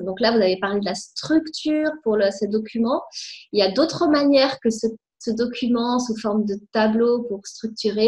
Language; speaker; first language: French; native; French